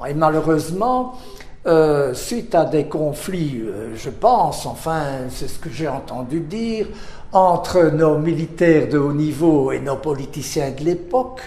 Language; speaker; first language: French; native; French